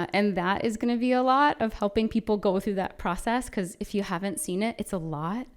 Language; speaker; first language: English; native; English